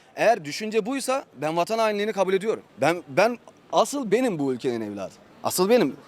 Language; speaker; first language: Turkish; native; Turkish